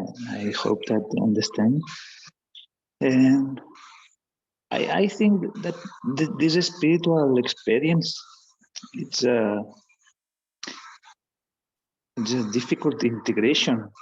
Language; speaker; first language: English; non-native, learner; Spanish